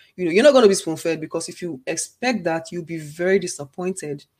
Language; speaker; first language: English; non-native, local second language; Igbo